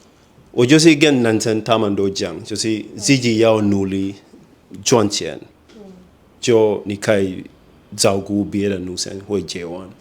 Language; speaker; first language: Chinese; non-native, fluent; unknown